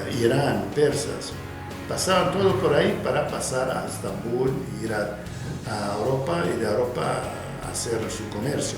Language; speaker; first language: Spanish; non-native, fluent; Arabic